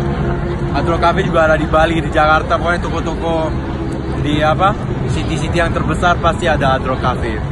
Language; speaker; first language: Indonesian; early bilingual, other home language; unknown